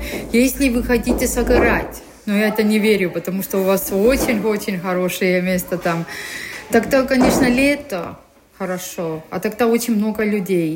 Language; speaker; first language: Russian; non-native, learner; Estonian